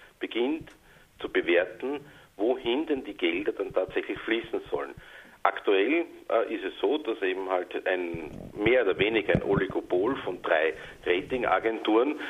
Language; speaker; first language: German; native; German